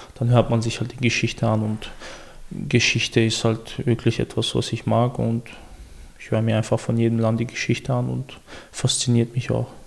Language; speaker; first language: German; early bilingual, other home language; Chechen